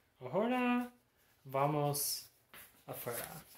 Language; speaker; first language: Spanish; non-native, learner; English